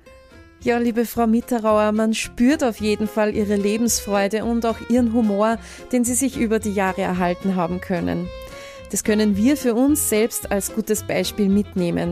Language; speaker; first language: German; native; German